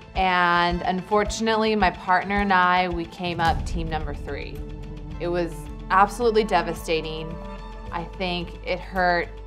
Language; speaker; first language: English; native; English